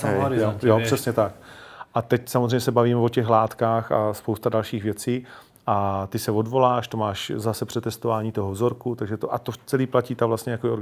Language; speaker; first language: Czech; native; Czech